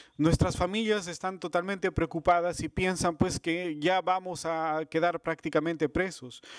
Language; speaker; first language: Spanish; native; Spanish